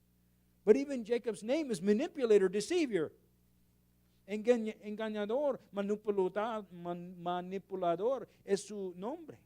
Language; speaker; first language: Spanish; non-native, learner; English